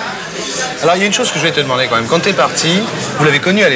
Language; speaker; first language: French; native; French